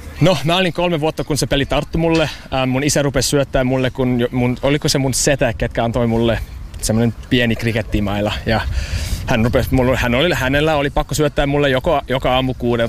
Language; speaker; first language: Finnish; non-native, fluent; English